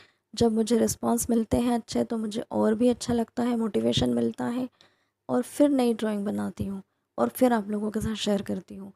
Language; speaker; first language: Hindi; native; Hindi